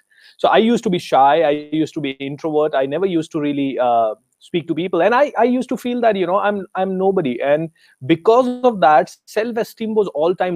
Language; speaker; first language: English; non-native, local second language; Hindi